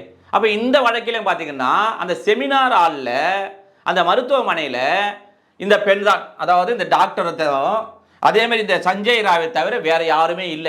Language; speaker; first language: Tamil; native; Tamil